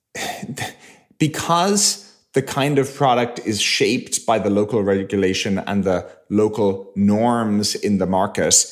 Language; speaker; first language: English; native; English